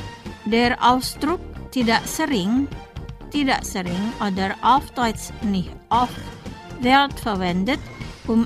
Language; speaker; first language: German; non-native, fluent; Indonesian